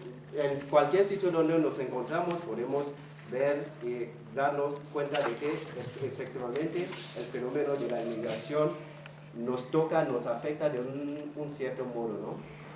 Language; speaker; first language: Spanish; non-native, fluent; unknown